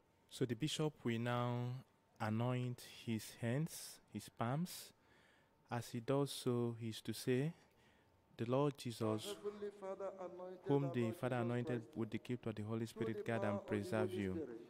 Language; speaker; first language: English; non-native, local second language; Igbo